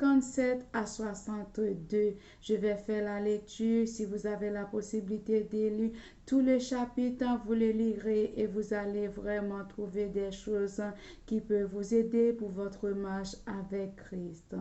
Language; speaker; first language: French; non-native, local second language; Haitian Creole